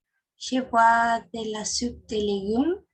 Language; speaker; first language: French; non-native, learner; Spanish